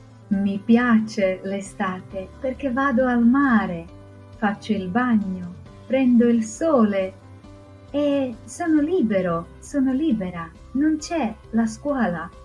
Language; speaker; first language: Italian; non-native, fluent; Croatian